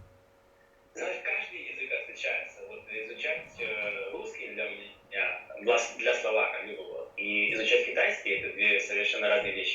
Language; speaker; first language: Russian; non-native, fluent; Slovak